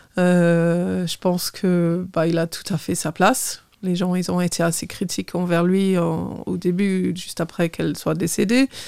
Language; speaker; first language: French; non-native, fluent; English